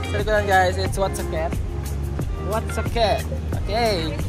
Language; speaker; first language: English; non-native, local second language; Filipino